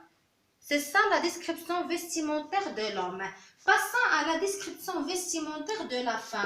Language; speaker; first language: French; non-native, local second language; Arabic